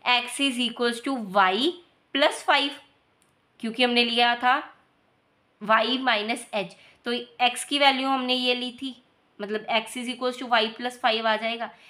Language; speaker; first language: Hindi; native; Hindi